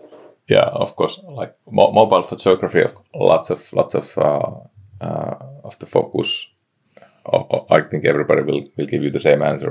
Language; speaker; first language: English; non-native, fluent; Finnish